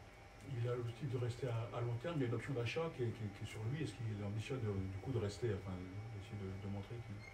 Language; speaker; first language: French; native; French